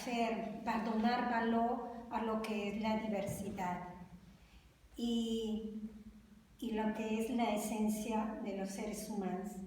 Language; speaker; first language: Catalan; non-native, fluent; Spanish